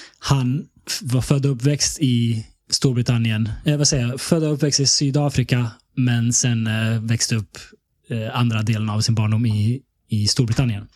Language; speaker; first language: Swedish; early bilingual, other home language; Bosnian